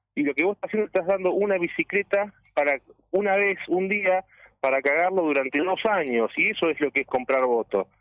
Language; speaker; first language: Spanish; native; Spanish